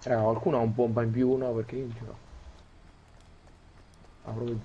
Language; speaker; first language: Italian; native; Italian